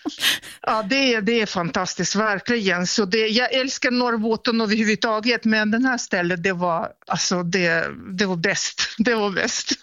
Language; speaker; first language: Swedish; non-native, fluent; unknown